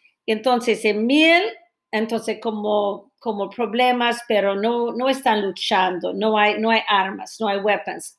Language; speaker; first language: Spanish; non-native, fluent; English